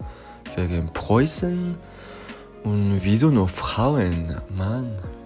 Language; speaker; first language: German; non-native, fluent; Korean